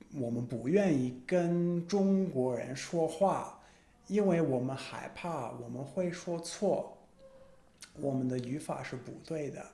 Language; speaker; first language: Chinese; non-native, fluent; English